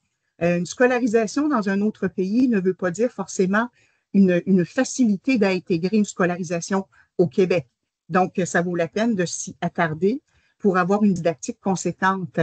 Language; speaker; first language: French; native; French